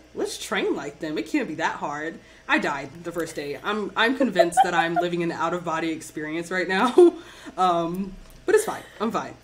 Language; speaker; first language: English; native; English